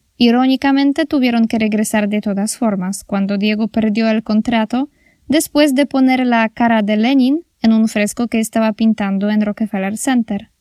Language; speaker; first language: Spanish; non-native, fluent; Polish